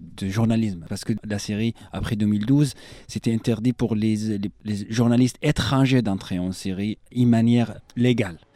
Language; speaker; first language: French; non-native, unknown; Arabic